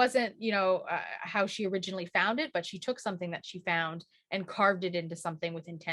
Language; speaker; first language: English; native; English